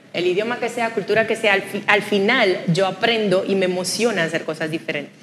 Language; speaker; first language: Spanish; non-native, fluent; Haitian Creole